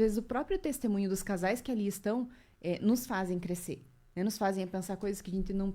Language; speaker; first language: Portuguese; native; Portuguese